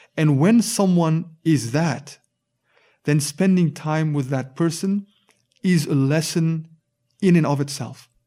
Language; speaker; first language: English; native; English